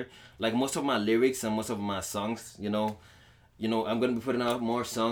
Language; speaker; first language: English; non-native, local second language; Yoruba